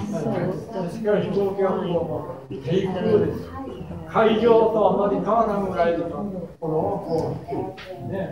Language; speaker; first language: Japanese; native; Japanese